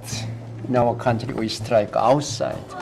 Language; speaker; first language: English; non-native, learner; Korean